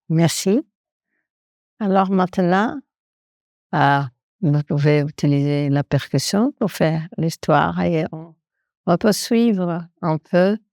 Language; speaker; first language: French; non-native, fluent; Portuguese